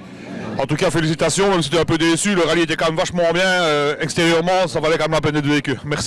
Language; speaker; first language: French; native; French